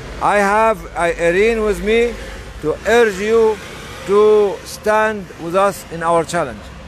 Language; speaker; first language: English; non-native, fluent; Arabic